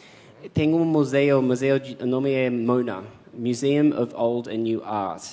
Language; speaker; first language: Portuguese; non-native, fluent; English